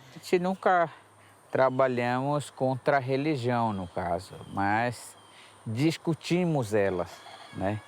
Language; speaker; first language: Portuguese; non-native, local second language; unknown